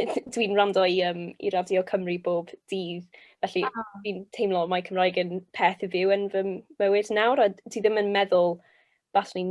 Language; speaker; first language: Welsh; non-native, local second language; English